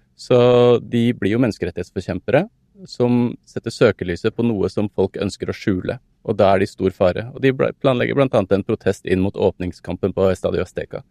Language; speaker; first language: Norwegian; native; Norwegian